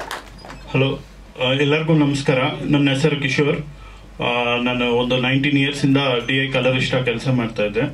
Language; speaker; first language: Kannada; non-native, local second language; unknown